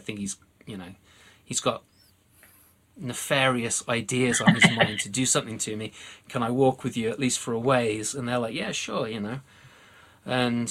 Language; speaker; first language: English; native; English